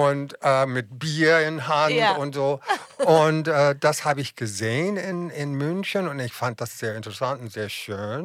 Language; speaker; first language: German; non-native, fluent; English